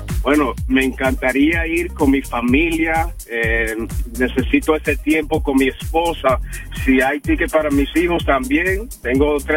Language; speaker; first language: Spanish; early bilingual, heritage; Spanish